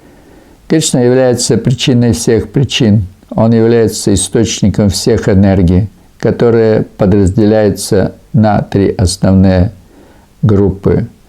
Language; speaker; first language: Russian; native; Russian